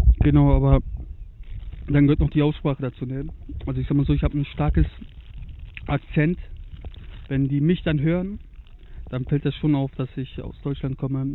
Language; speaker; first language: German; early bilingual, other home language; Turkish